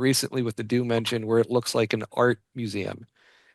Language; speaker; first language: English; native; English